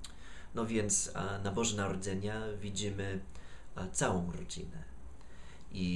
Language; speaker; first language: Polish; non-native, fluent; English